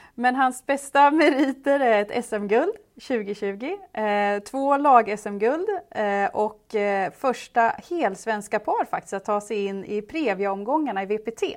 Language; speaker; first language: Swedish; native; Swedish